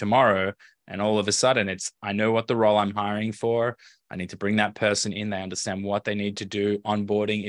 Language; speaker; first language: English; native; English